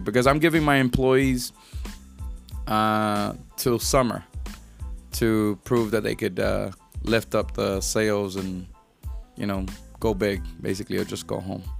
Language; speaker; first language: English; early bilingual, other home language; Spanish